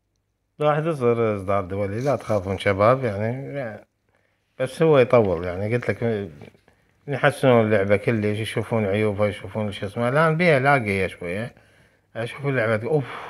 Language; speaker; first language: Arabic; native; Arabic